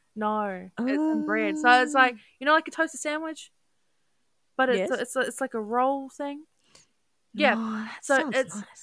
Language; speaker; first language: English; native; English